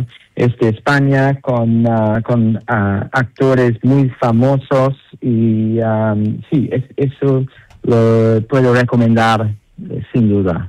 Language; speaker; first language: Spanish; non-native, fluent; English